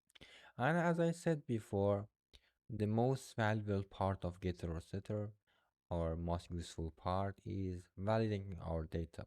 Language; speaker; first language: English; non-native, fluent; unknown